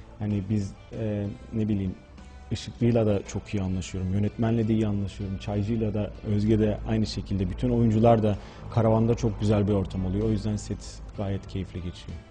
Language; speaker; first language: Turkish; early bilingual, heritage; Turkish